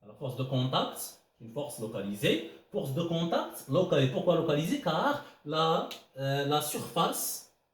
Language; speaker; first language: French; non-native, local second language; Arabic